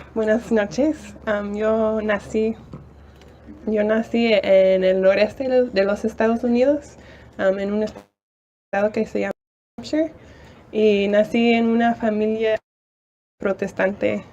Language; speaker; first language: Spanish; non-native, fluent; English